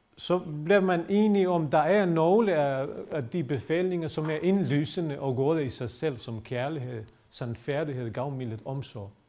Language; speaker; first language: Danish; non-native, fluent; Bosnian